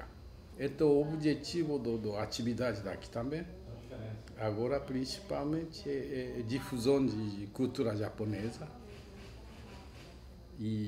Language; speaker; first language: Portuguese; non-native, fluent; Japanese